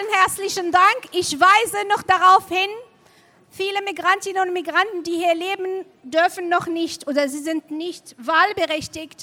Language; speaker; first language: German; non-native, fluent; Arabic